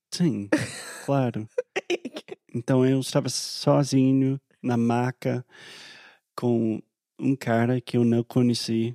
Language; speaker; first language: Portuguese; non-native, fluent; English